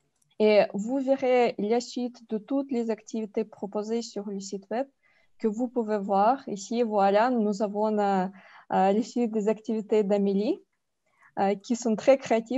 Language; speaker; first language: French; non-native, fluent; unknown